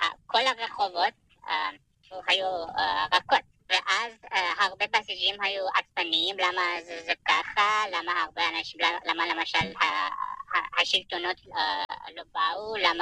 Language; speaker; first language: Hebrew; non-native, fluent; Persian